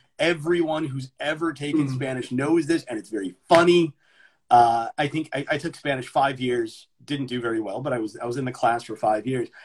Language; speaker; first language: English; native; English